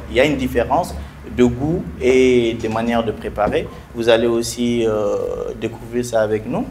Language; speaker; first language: French; non-native, local second language; Bambara